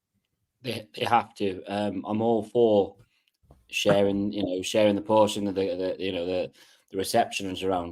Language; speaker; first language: English; native; English